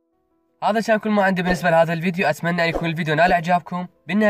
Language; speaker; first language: Arabic; native; Arabic